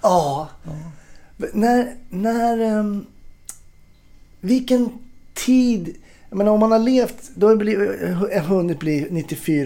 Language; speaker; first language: Swedish; native; Swedish